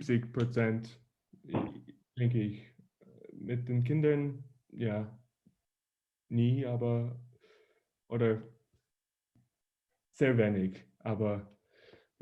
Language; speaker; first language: German; non-native, learner; English